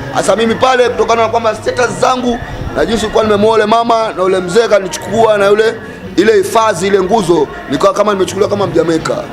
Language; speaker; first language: Swahili; native; Swahili